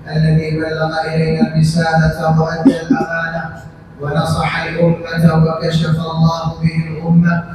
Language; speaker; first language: Arabic; non-native, fluent; Bangla